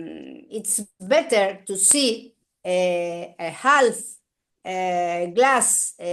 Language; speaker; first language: English; non-native, learner; Spanish